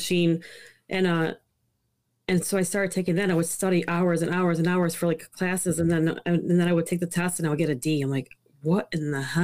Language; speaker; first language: English; early bilingual, other home language; Italian